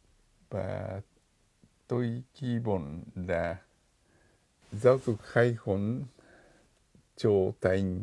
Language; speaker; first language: Vietnamese; non-native, fluent; Japanese